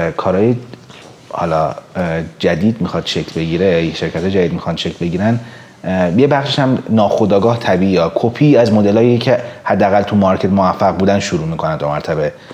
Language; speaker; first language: Persian; native; Persian